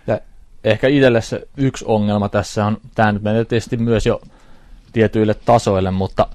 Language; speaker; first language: Finnish; native; Finnish